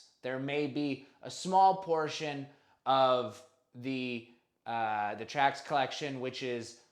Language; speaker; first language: English; native; English